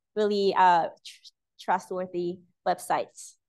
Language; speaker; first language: English; early bilingual, other home language; Japanese